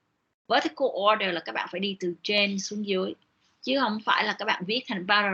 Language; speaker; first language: Vietnamese; native; Vietnamese